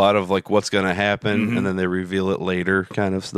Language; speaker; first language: English; native; English